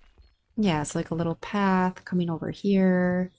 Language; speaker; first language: English; native; English